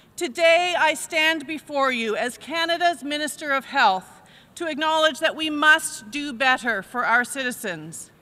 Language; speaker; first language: English; native; English